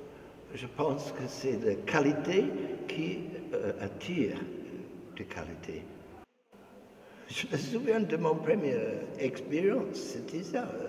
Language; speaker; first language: French; non-native, fluent; English